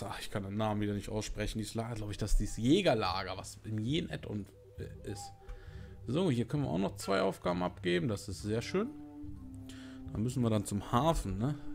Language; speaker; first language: German; native; German